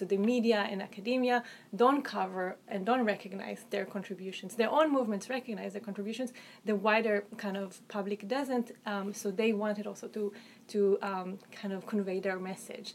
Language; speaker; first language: English; non-native, fluent; Hebrew